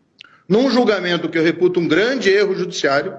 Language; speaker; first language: Portuguese; native; Portuguese